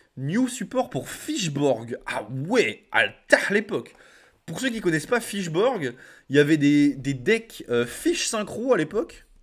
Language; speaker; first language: French; native; French